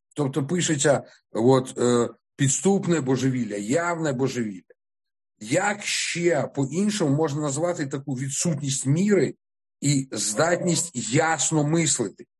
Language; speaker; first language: Ukrainian; non-native, local second language; Russian